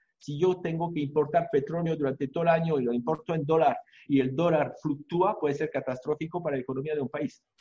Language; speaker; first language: Spanish; non-native, fluent; French